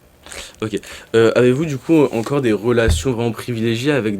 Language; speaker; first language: French; native; French